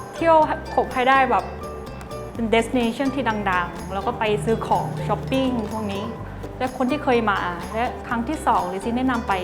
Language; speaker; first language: Thai; non-native, fluent; Korean